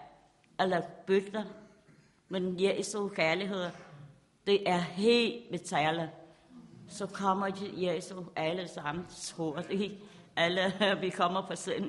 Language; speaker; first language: Danish; non-native, learner; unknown